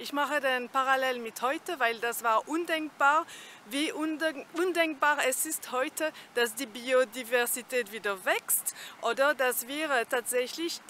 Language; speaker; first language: German; non-native, fluent; French